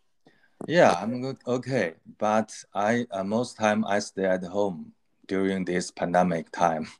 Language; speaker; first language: English; non-native, learner; Chinese